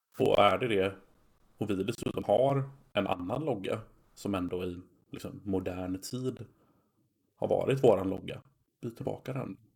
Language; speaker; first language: Swedish; native; Swedish